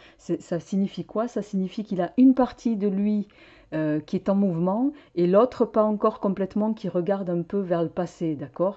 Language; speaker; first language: French; native; French